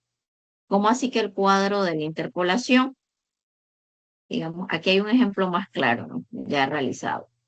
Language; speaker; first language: Spanish; native; Spanish